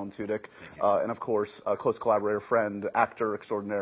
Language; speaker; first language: English; native; English